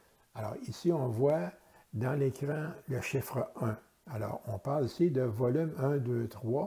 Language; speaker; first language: French; native; French